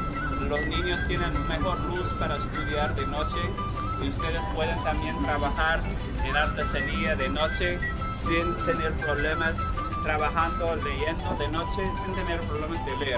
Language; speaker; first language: Spanish; non-native, learner; English